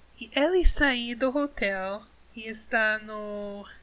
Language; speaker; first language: Portuguese; non-native, learner; English